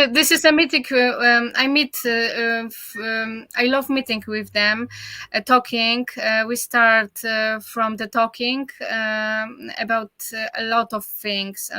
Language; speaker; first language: English; non-native, learner; Polish